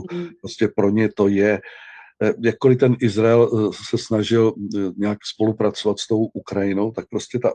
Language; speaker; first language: Czech; native; Czech